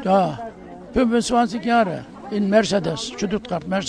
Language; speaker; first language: German; non-native, learner; Turkish